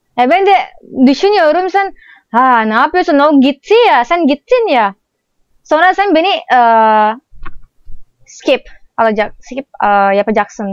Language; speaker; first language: Turkish; non-native, learner; Indonesian